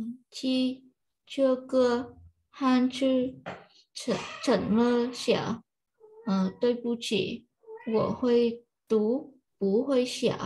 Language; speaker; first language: Chinese; non-native, learner; Vietnamese